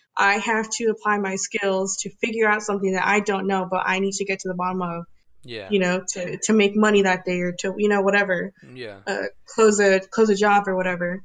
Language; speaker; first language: English; early bilingual, other home language; Spanish